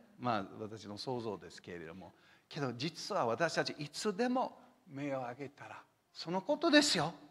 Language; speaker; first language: Japanese; non-native, fluent; English